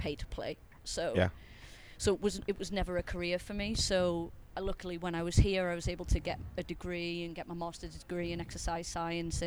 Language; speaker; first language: English; native; English